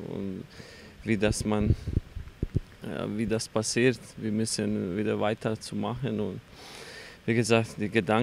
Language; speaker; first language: German; non-native, fluent; Croatian